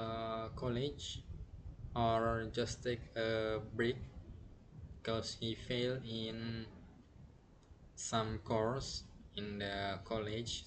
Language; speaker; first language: English; non-native, learner; Indonesian